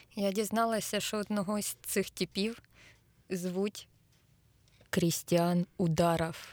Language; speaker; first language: Ukrainian; native; Ukrainian